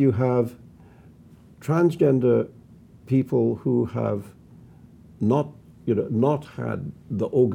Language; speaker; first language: English; non-native, local second language; Urdu